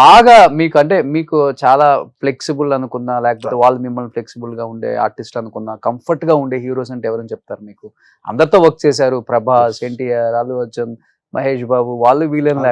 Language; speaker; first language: Telugu; native; Telugu